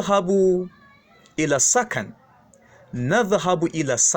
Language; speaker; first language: Arabic; non-native, fluent; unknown